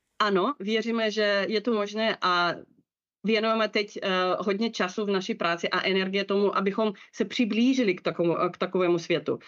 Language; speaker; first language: Czech; non-native, fluent; Russian